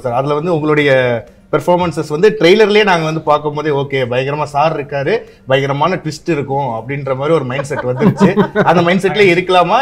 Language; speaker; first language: Tamil; native; Tamil